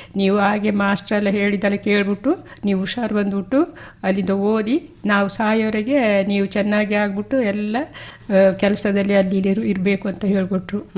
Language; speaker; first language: Kannada; non-native, local second language; Kodava